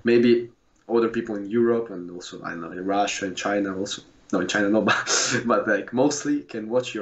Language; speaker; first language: English; non-native, fluent; Russian